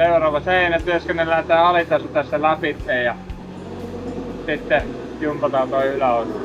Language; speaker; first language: Finnish; native; Finnish